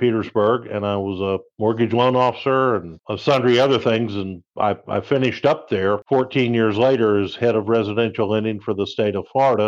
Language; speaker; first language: English; native; English